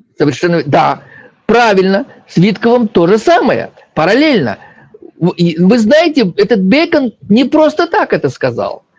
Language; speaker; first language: Russian; native; Russian